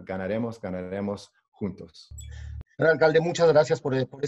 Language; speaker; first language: Spanish; non-native, learner; English